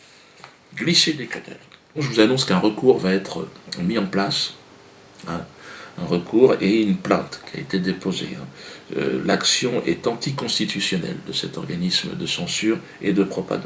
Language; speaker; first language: French; native; French